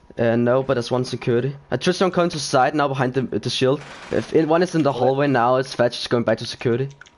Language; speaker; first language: English; non-native, fluent; Danish